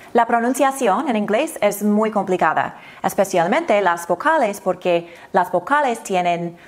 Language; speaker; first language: Spanish; non-native, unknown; English